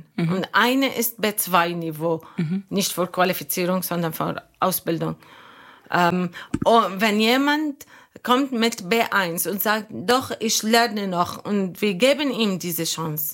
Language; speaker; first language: German; non-native, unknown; Arabic